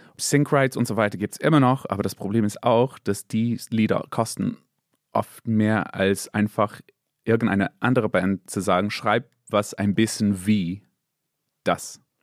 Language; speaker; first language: German; non-native, fluent; English